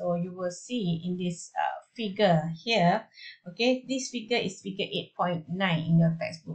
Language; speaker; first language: English; non-native, local second language; Malay